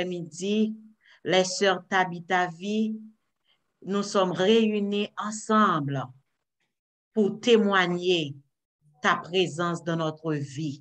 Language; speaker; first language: French; non-native, local second language; Haitian Creole